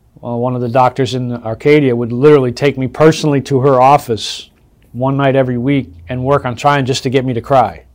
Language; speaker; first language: English; native; English